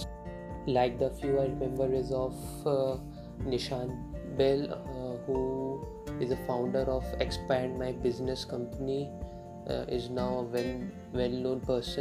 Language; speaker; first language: English; non-native, local second language; Hindi